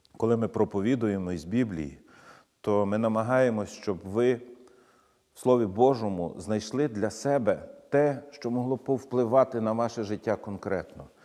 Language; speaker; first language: Ukrainian; native; Ukrainian